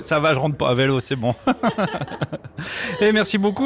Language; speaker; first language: French; native; French